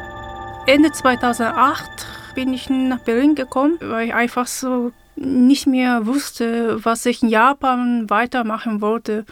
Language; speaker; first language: German; non-native, fluent; Japanese